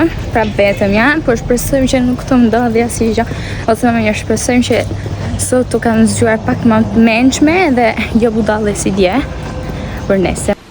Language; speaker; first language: Albanian; early bilingual, heritage; Albanian